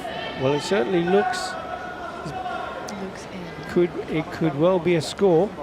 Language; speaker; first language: English; native; English